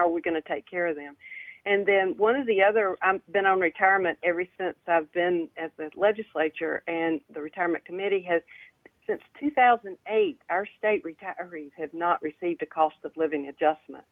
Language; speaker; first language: English; native; English